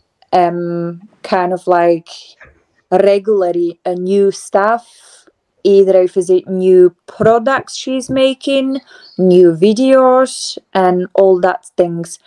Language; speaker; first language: English; non-native, fluent; Slovak